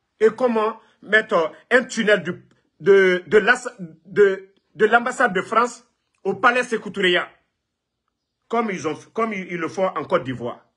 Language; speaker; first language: French; non-native, local second language; Mandingo